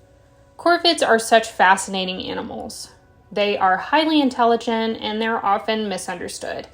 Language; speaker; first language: English; native; English